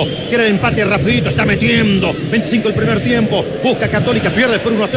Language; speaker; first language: Spanish; native; Spanish